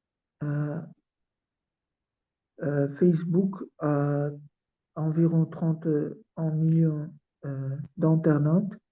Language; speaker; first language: French; non-native, learner; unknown